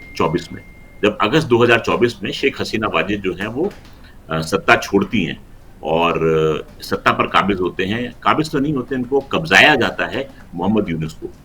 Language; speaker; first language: Hindi; non-native, local second language; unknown